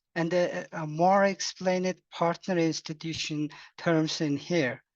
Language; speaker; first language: English; non-native, learner; Mongolian